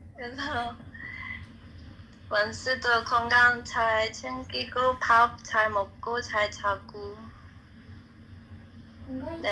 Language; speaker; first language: Korean; non-native, fluent; Japanese